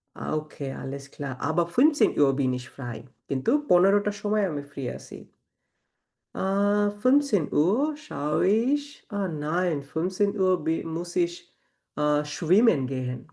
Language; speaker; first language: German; non-native, fluent; Bangla